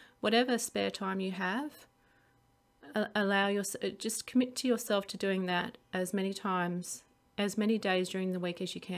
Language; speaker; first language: English; native; English